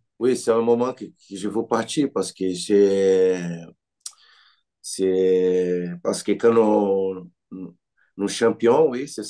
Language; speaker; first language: French; non-native, learner; Portuguese